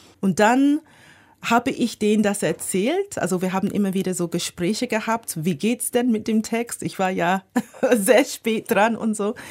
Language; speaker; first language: German; non-native, fluent; English